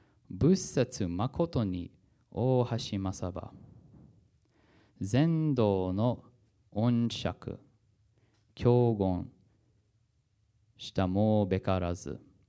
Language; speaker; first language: Japanese; non-native, fluent; English